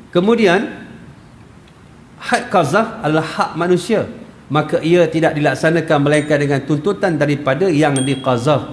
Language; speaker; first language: Malay; native; Malay